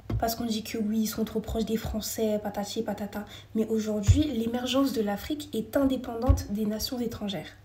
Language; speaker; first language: French; early bilingual, other home language; Wolof